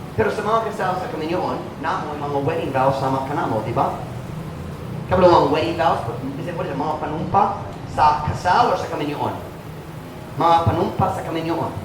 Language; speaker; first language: Cebuano; non-native, learner; English